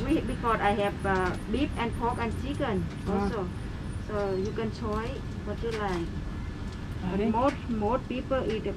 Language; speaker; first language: English; non-native, learner; Vietnamese